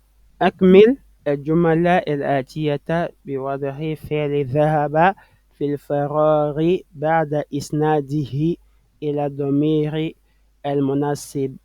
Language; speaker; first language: Arabic; non-native, fluent; French